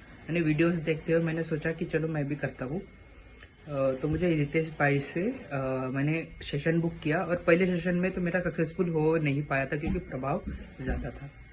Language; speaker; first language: Hindi; native; Hindi